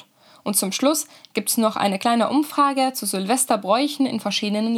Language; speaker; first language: German; native; German